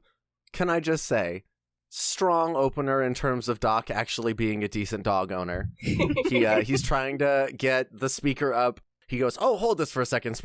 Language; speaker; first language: English; native; English